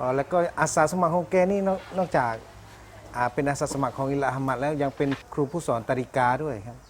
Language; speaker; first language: Thai; native; Thai